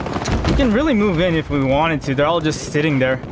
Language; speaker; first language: English; native; English